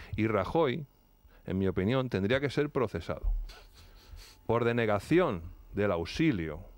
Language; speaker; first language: Spanish; native; Spanish